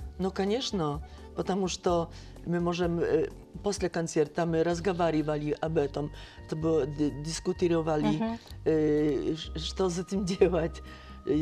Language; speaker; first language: Russian; non-native, fluent; Polish